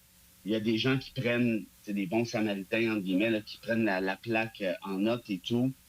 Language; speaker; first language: French; native; French